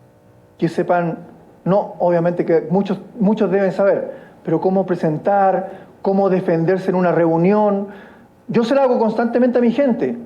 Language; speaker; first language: Spanish; native; Spanish